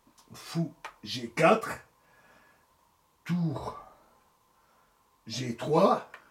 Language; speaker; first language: French; native; French